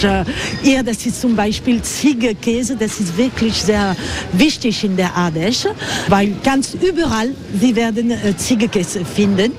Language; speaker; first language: German; non-native, learner; French